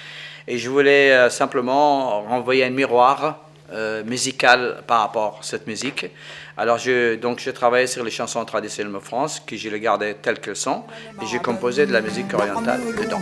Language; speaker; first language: French; non-native, fluent; Arabic